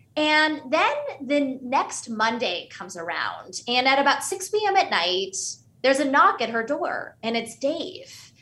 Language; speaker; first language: English; early bilingual, other home language; Hindi